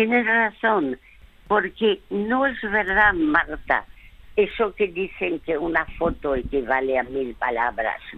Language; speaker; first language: Spanish; early bilingual, other home language; French